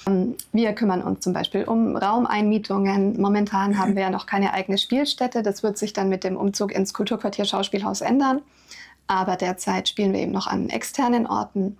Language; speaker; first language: German; native; German